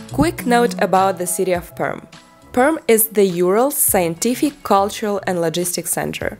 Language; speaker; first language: English; non-native, fluent; Russian